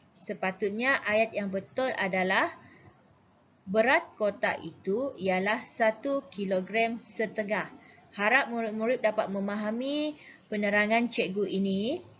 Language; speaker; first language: Malay; native; Malay